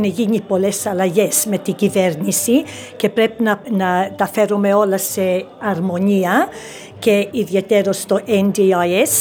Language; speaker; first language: Greek; early bilingual, heritage; Greek